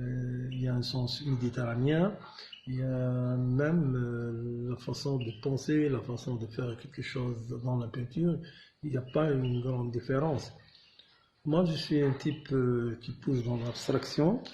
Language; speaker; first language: French; non-native, local second language; Arabic